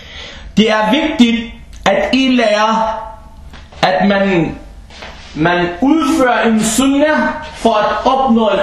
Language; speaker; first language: Danish; early bilingual, other home language; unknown